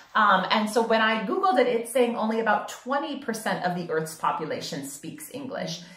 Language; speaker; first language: English; native; English